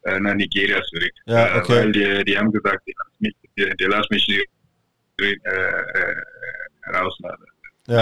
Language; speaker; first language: German; non-native, fluent; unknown